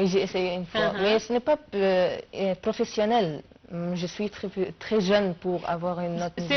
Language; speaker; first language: French; non-native, fluent; Arabic